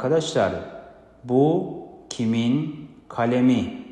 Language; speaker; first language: Turkish; non-native, fluent; Kazakh